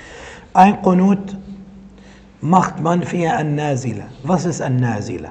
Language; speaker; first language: German; non-native, fluent; Arabic